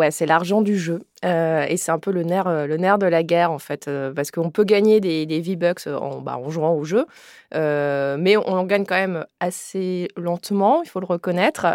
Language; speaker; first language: French; native; French